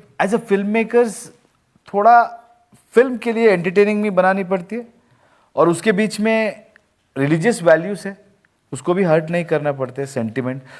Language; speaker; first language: Hindi; non-native, local second language; Kannada